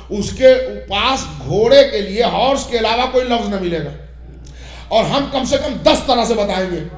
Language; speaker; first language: Urdu; native; Urdu